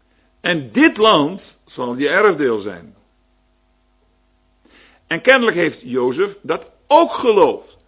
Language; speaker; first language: Dutch; native; Dutch